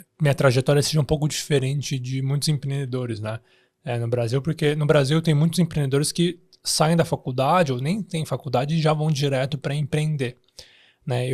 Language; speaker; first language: Portuguese; early bilingual, other home language; Chinese